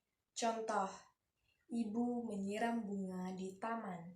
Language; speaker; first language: Indonesian; native; Indonesian